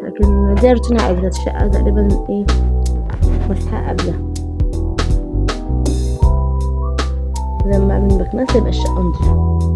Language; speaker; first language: Arabic; native; Arabic